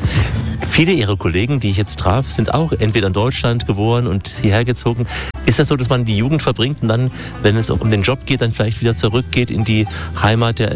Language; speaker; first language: German; native; German